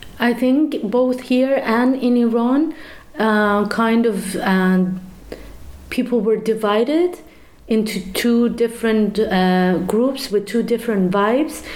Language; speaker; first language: English; non-native, fluent; Persian